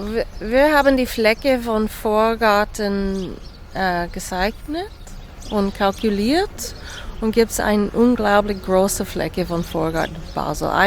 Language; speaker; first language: German; non-native, fluent; English